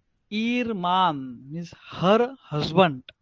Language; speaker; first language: German; non-native, fluent; Marathi